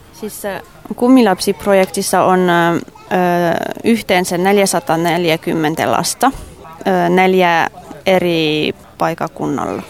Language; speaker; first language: Finnish; non-native, fluent; French